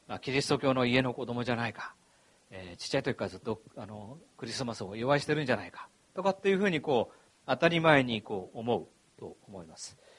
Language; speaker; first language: Japanese; native; Japanese